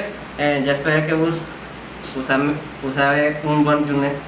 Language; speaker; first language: French; non-native, learner; Spanish